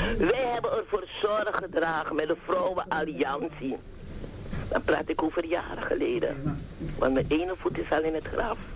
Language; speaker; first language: Dutch; native; Dutch